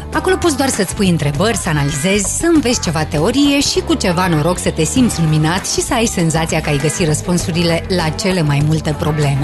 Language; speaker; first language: Romanian; native; Romanian